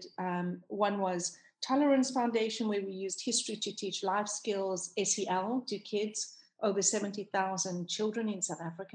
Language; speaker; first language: English; native; English